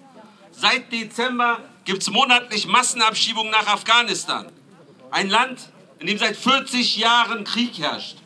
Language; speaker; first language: German; native; German